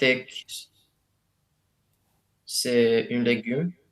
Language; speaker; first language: French; non-native, learner; Romanian